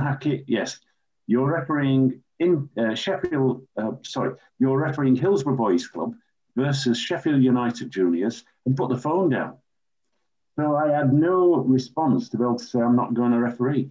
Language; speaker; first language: English; native; English